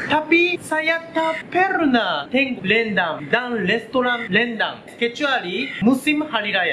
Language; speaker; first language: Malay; non-native, learner; Japanese